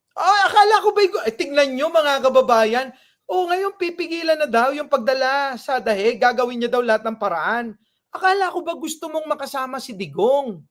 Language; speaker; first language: Filipino; non-native, local second language; Iloko